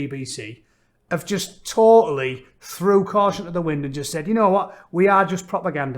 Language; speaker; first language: English; native; English